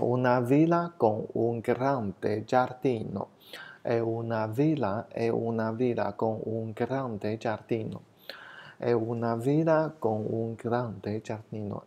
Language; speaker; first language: Italian; non-native, fluent; Chinese